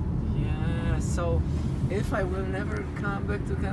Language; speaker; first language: English; non-native, learner; Polish